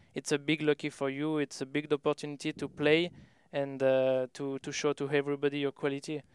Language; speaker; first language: English; non-native, learner; French